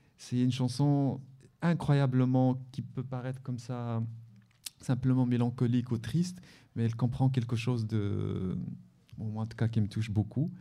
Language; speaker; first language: French; non-native, local second language; Arabic